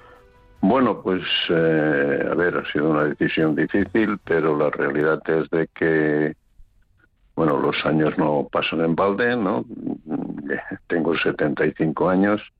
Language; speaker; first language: Spanish; native; Spanish